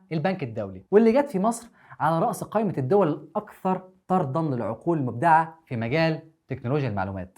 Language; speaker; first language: Arabic; native; Arabic